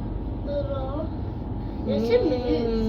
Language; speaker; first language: Swedish; early bilingual, other home language; Bangla